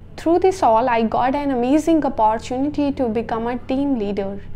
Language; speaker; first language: English; non-native, local second language; Punjabi